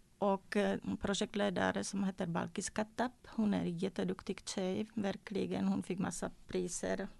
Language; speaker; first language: Swedish; non-native, fluent; Czech